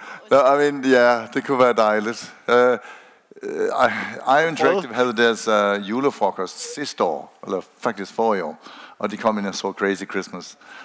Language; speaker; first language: Danish; non-native, fluent; English